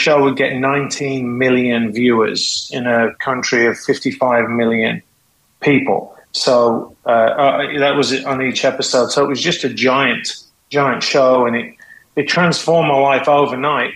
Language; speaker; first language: English; native; English